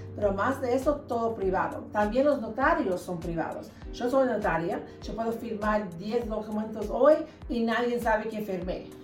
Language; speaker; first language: Spanish; early bilingual, heritage; Spanish